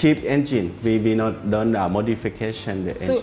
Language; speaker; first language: English; non-native, learner; Thai